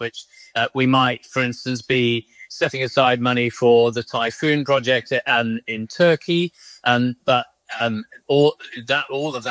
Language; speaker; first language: English; native; English